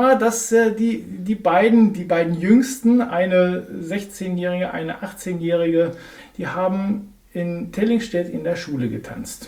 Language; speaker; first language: German; native; German